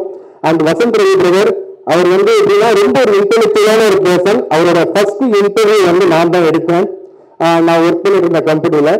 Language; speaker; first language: Tamil; native; Tamil